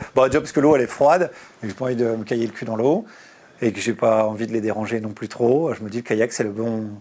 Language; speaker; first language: French; native; French